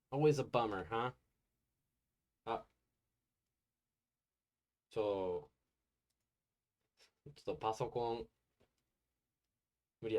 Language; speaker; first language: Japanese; non-native, fluent; English